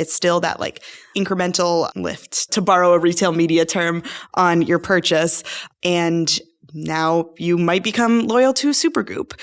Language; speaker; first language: English; native; English